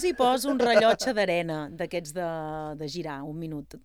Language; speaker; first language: Catalan; native; Catalan